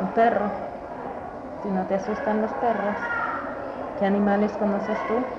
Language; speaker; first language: Spanish; native; Spanish